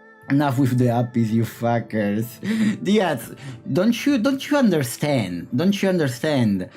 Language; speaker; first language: English; non-native, fluent; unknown